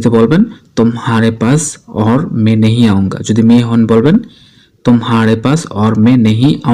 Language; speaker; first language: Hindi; non-native, fluent; Bangla